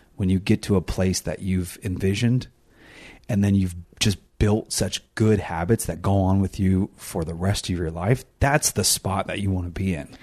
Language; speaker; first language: English; native; English